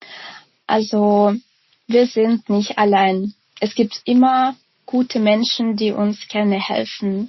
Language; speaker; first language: German; non-native, fluent; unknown